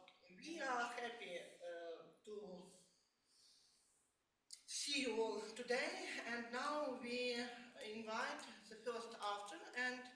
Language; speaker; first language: English; non-native, learner; Ukrainian